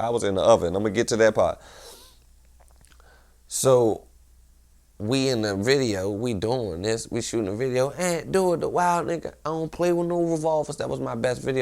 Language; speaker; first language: English; native; English